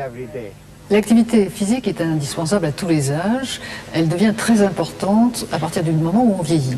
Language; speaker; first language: French; native; French